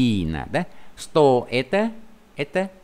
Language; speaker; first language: Russian; non-native, fluent; Vietnamese